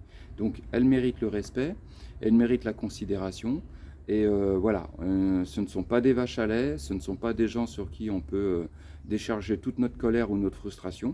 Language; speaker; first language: French; native; French